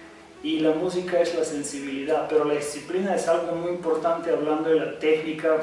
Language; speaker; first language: Spanish; non-native, fluent; Bulgarian